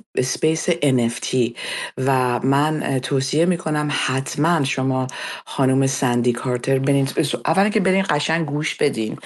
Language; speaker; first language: Persian; early bilingual, heritage; Persian